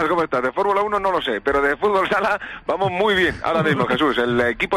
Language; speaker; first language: Spanish; native; Spanish